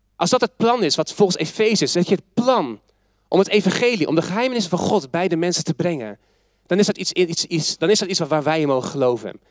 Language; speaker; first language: Dutch; native; Dutch